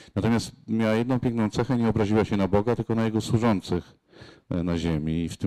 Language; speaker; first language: Polish; native; Polish